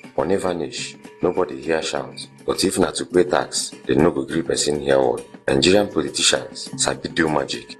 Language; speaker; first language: Nigerian Pidgin; native; Nigerian Pidgin